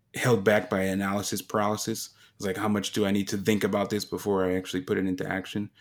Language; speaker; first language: English; native; English